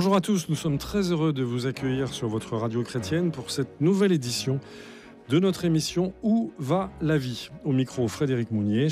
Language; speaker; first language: French; native; French